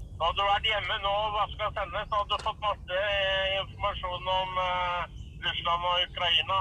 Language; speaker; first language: Norwegian; non-native, learner; Thai